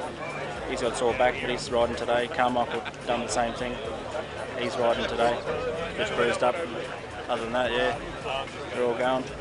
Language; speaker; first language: English; native; English